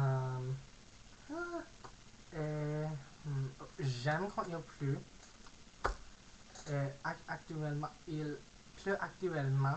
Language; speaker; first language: French; non-native, learner; English